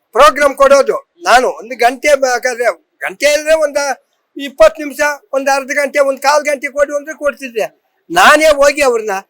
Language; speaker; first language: Kannada; native; Kannada